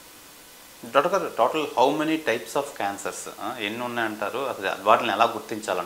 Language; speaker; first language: Telugu; native; Telugu